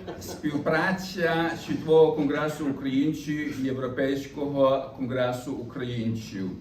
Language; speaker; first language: Ukrainian; early bilingual, heritage; Ukrainian